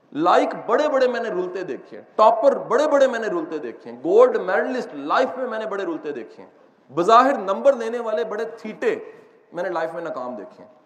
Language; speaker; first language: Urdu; non-native, local second language; Punjabi